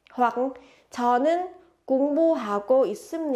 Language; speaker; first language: Korean; non-native, fluent; Vietnamese